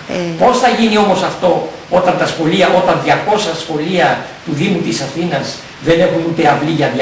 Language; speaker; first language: Greek; native; Greek